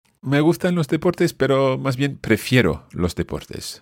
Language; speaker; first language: Spanish; non-native, fluent; English